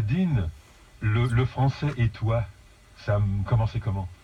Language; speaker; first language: French; native; French